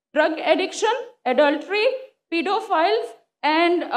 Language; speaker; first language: Urdu; non-native, local second language; Pashto